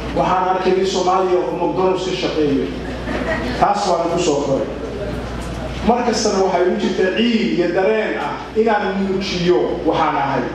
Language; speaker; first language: Somali; early bilingual, heritage; Somali